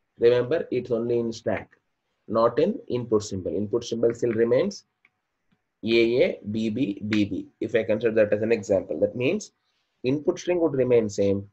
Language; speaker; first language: English; non-native, local second language; Kannada